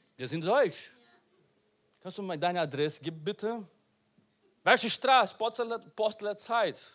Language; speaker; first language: German; non-native, learner; Portuguese